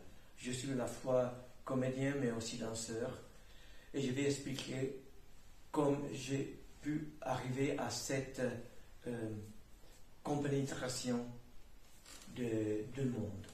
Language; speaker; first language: French; non-native, fluent; Italian